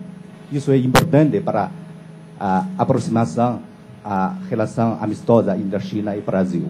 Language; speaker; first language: Portuguese; non-native, fluent; Chinese